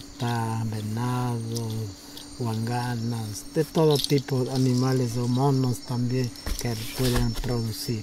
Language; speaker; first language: Spanish; non-native, local second language; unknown